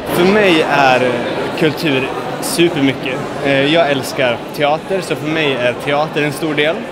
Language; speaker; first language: Swedish; native; Swedish